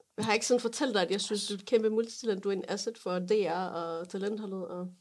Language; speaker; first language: Danish; non-native, fluent; Arabic